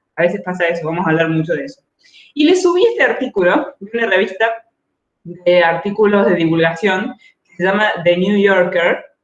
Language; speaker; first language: Spanish; native; Spanish